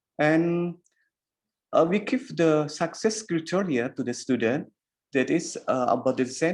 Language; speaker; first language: English; non-native, learner; Indonesian